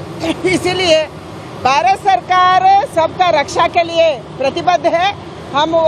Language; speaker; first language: Hindi; non-native, local second language; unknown